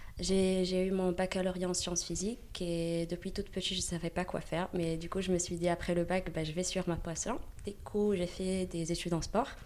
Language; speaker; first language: French; non-native, local second language; Arabic